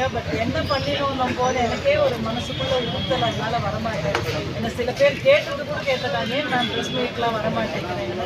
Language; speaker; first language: Tamil; non-native, fluent; English